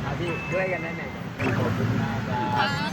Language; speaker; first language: Thai; non-native, learner; Japanese